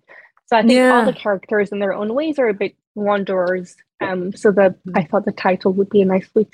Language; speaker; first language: English; non-native, fluent; French